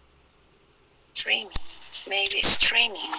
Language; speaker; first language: English; non-native, learner; Spanish